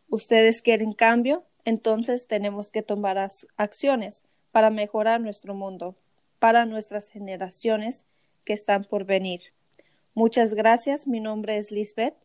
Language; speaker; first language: Spanish; early bilingual, heritage; Spanish